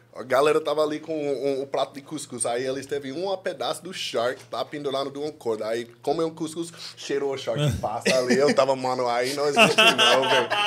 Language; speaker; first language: Portuguese; non-native, fluent; English